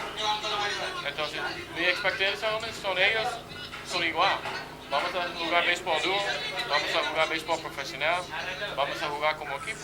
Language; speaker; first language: Spanish; non-native, fluent; English